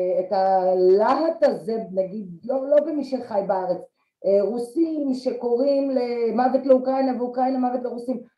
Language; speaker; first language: Hebrew; early bilingual, other home language; Russian